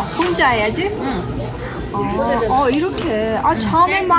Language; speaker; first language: Korean; non-native, learner; Persian